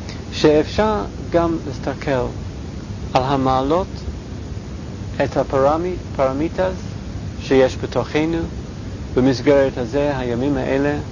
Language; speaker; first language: Hebrew; non-native, fluent; English